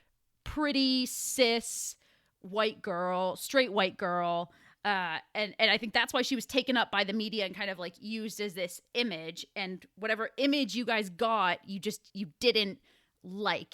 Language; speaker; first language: English; native; English